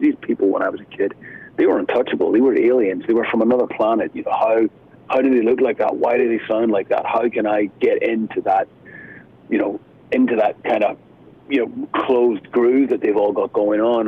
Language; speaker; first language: English; native; English